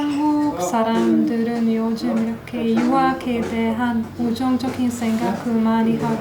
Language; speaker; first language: Korean; non-native, fluent; Hungarian